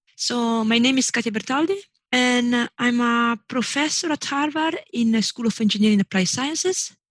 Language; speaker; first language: English; non-native, fluent; Italian